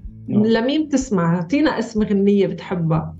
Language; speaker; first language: Arabic; native; Arabic